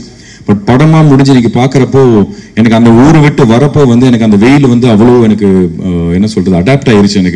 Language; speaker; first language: Tamil; native; Tamil